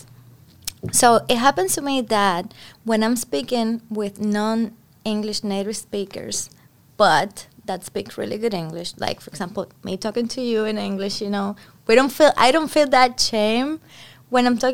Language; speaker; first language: English; non-native, fluent; Spanish